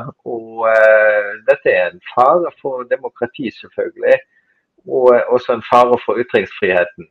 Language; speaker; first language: Norwegian; non-native, fluent; German